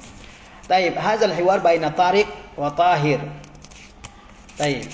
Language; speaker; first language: Arabic; non-native, fluent; Indonesian